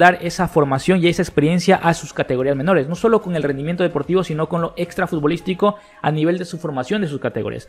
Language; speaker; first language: Spanish; native; Spanish